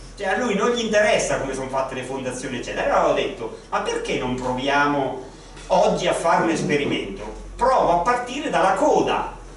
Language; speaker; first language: Italian; native; Italian